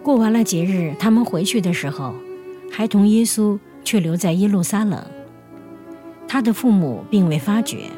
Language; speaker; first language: Chinese; native; Chinese